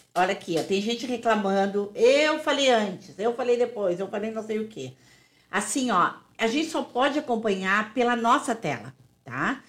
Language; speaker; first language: Portuguese; native; Portuguese